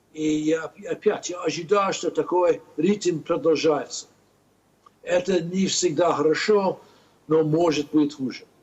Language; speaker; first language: Russian; non-native, fluent; English